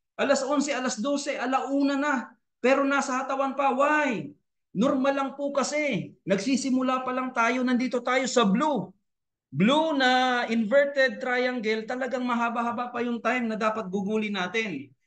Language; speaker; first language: Filipino; non-native, local second language; Bikol